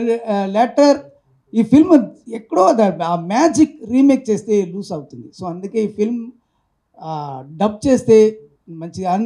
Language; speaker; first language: Telugu; non-native, learner; Tamil